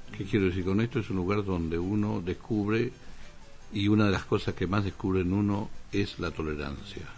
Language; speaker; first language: Spanish; native; Spanish